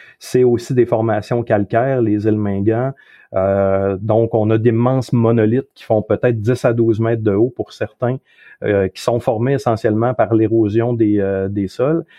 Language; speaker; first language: French; native; French